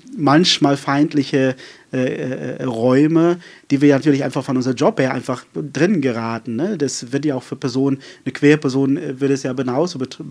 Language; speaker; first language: German; non-native, fluent; Afrikaans